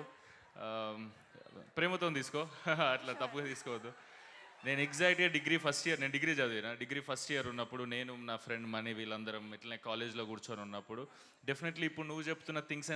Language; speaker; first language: Telugu; native; Telugu